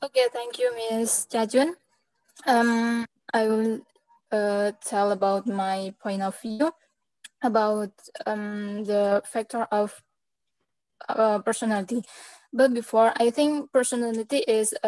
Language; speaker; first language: English; non-native, learner; Indonesian